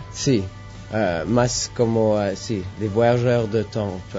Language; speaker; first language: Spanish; non-native, learner; English